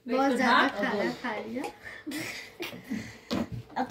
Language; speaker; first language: Hindi; native; Hindi